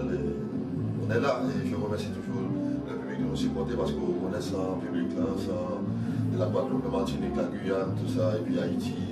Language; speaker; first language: French; native; French